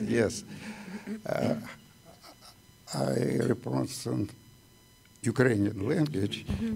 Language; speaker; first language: English; non-native, learner; Ukrainian